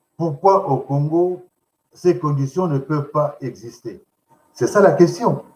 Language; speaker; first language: French; non-native, local second language; Lingala